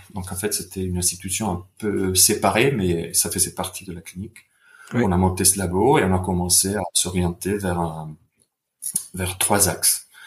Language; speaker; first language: French; non-native, fluent; Italian